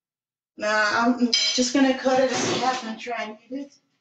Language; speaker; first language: English; native; English